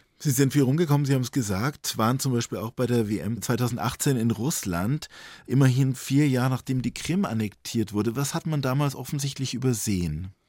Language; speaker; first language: German; native; German